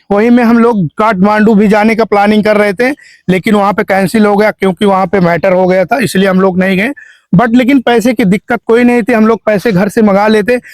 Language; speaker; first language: Hindi; native; Hindi